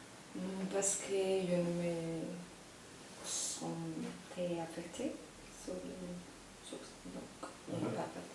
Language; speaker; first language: French; non-native, learner; Spanish